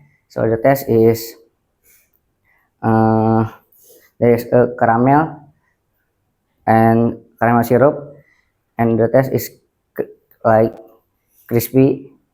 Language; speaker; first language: English; non-native, learner; Indonesian